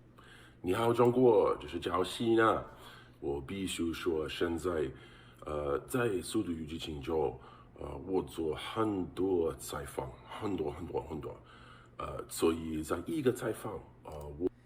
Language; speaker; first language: Chinese; non-native, learner; English